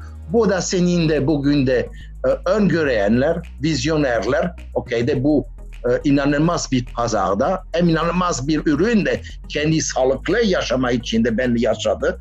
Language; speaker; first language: Turkish; non-native, learner; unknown